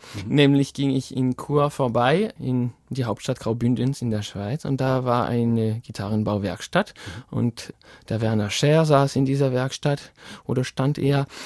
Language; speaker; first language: German; non-native, fluent; French